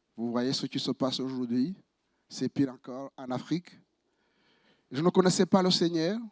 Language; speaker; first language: French; non-native, local second language; Kinyarwanda